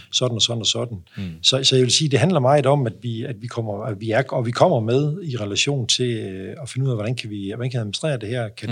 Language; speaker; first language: Danish; native; Danish